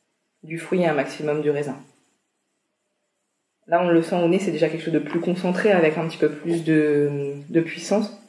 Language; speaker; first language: French; native; French